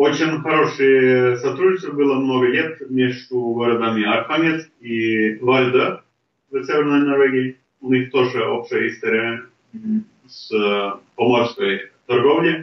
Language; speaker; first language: Russian; non-native, fluent; Norwegian